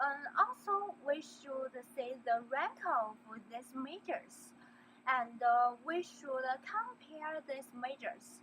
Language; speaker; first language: English; non-native, learner; Chinese